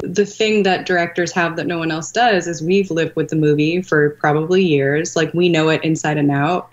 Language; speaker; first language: English; native; English